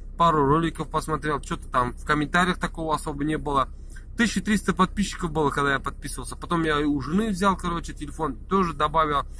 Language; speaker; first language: Russian; non-native, local second language; Chechen